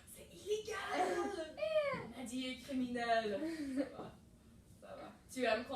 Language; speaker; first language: French; non-native, fluent; English